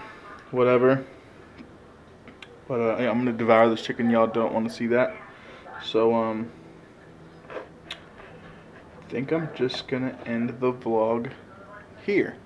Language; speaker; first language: English; native; English